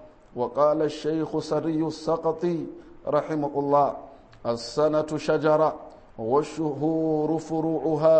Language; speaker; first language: Arabic; non-native, fluent; Hausa